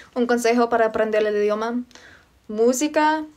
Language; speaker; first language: Spanish; non-native, fluent; English